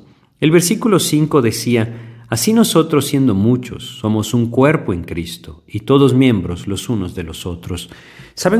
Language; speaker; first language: Spanish; native; Spanish